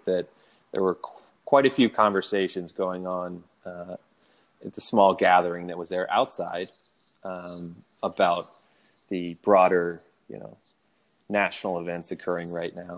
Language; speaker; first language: English; native; English